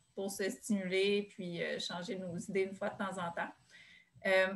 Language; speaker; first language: French; native; French